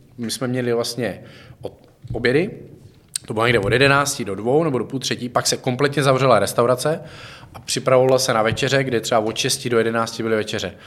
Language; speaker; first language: Czech; native; Czech